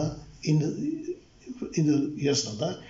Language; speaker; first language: Russian; non-native, learner; Tibetan